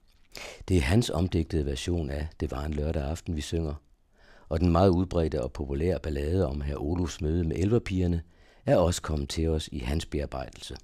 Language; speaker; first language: Danish; native; Danish